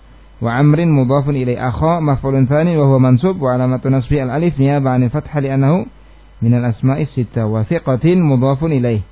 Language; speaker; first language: Arabic; non-native, fluent; Indonesian